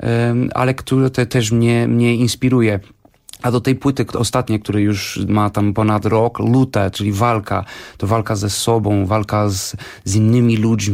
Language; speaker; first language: Polish; non-native, fluent; Portuguese